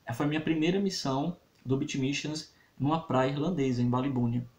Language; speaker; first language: Portuguese; native; Portuguese